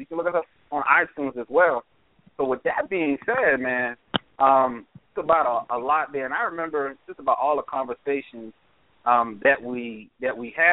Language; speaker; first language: English; native; English